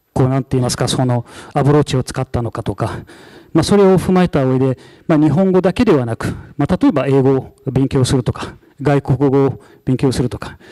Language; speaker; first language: Japanese; non-native, fluent; Arabic